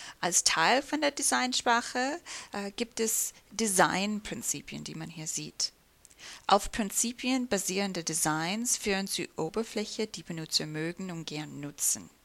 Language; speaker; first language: German; non-native, fluent; English